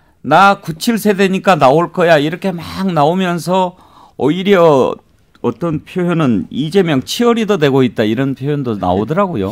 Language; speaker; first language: Korean; native; Korean